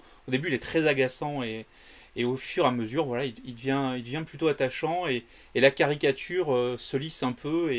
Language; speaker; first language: French; native; French